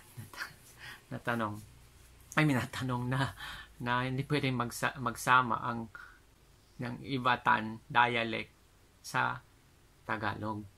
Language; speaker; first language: Filipino; non-native, local second language; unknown